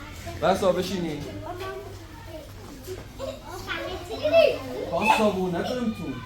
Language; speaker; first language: Persian; native; Persian